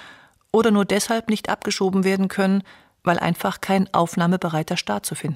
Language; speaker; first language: German; native; German